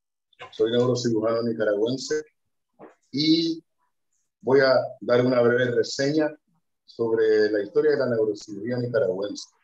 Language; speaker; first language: Spanish; native; Spanish